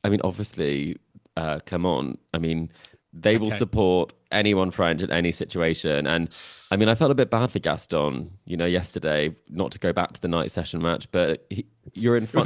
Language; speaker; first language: English; native; English